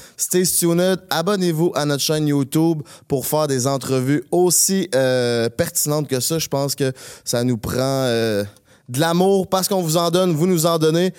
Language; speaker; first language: French; native; French